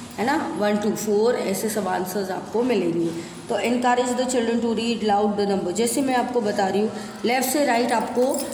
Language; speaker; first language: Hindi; non-native, local second language; Gujarati